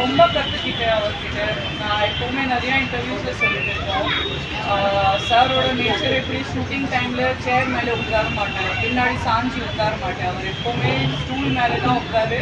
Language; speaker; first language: Tamil; non-native, learner; Gujarati